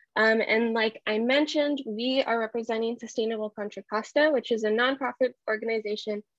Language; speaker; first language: English; early bilingual, other home language; Spanish